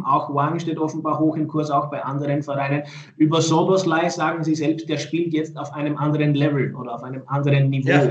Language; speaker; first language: German; native; German